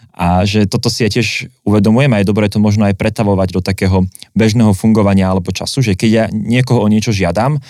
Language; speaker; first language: Slovak; native; Slovak